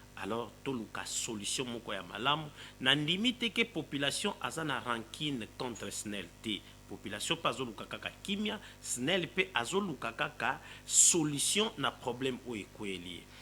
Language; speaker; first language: Lingala; non-native, local second language; Kongo